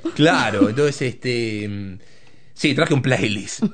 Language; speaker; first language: Spanish; native; Spanish